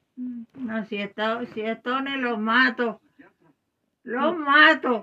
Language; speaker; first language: Spanish; native; Spanish